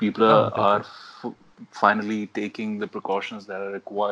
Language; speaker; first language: English; non-native, local second language; Urdu